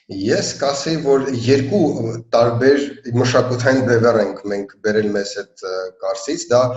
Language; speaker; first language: Armenian; native; Armenian